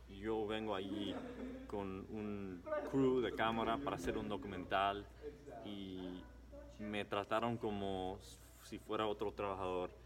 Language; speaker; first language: Spanish; early bilingual, heritage; English